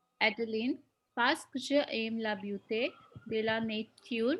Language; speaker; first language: French; non-native, learner; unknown